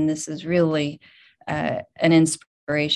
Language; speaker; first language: English; native; English